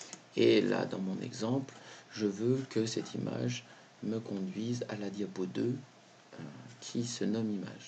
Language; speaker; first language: French; native; French